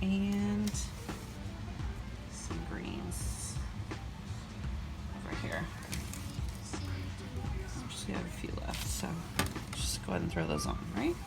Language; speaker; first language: English; native; English